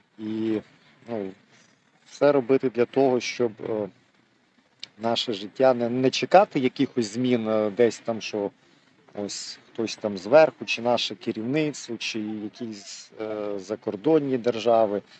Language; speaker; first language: Ukrainian; non-native, local second language; Russian